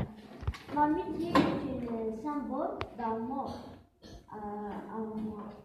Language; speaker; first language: French; non-native, learner; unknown